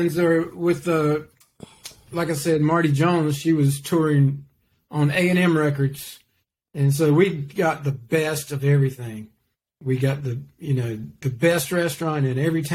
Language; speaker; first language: English; native; English